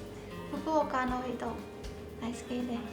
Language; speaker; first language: Japanese; non-native, learner; Vietnamese